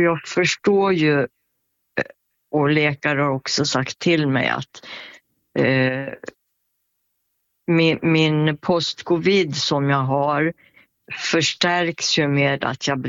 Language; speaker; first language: Swedish; native; Swedish